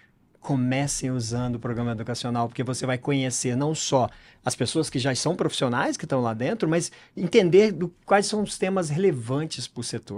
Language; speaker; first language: Portuguese; native; Portuguese